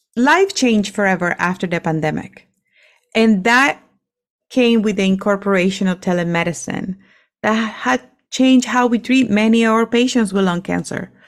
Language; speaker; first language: English; non-native, fluent; Spanish